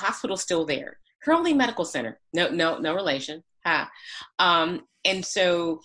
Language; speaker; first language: English; native; English